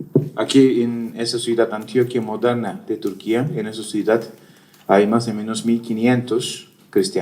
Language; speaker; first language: Spanish; non-native, fluent; Turkish